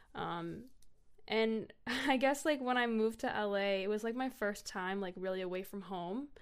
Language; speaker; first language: English; native; English